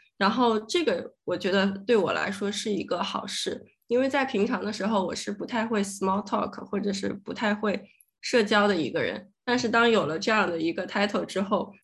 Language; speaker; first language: Chinese; native; Chinese